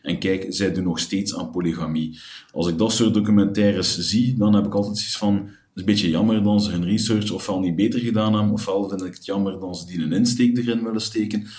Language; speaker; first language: Dutch; native; Dutch